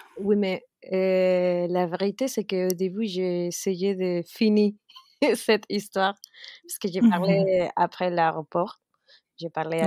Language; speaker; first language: French; non-native, fluent; Spanish